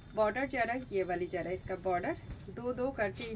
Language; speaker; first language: Hindi; non-native, local second language; Bangla